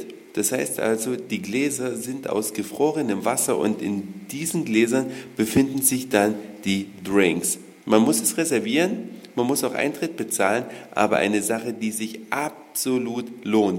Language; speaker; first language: German; native; German